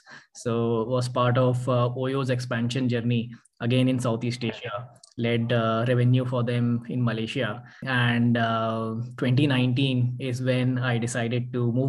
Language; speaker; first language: English; non-native, local second language; Hindi